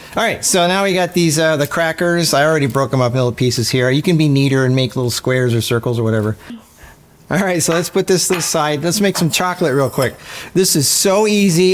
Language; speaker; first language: English; native; English